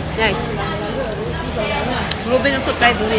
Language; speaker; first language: English; non-native, learner; Filipino